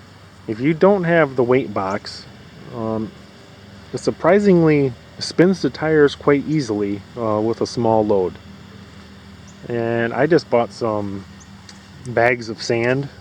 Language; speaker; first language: English; native; English